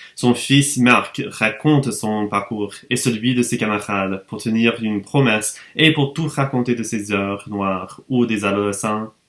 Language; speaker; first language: French; non-native, fluent; English